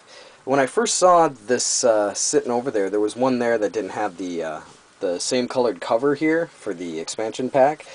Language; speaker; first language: English; native; English